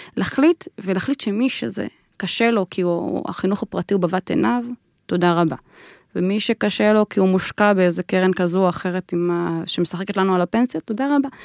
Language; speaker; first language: Hebrew; native; Hebrew